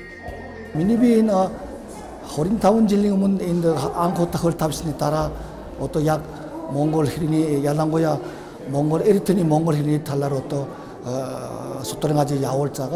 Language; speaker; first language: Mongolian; non-native, fluent; Korean